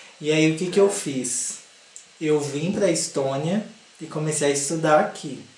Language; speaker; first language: Portuguese; native; Portuguese